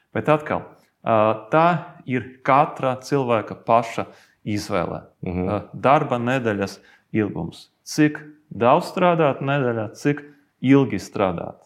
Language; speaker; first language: Latvian; non-native, local second language; Russian